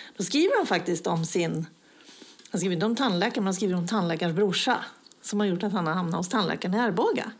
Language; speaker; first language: Swedish; native; Swedish